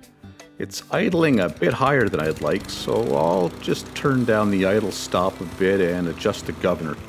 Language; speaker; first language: English; native; English